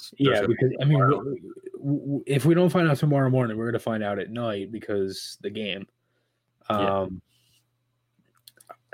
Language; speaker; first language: English; native; English